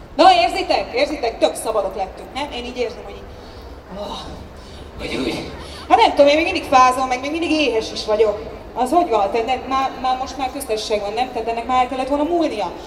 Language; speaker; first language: Hungarian; native; Hungarian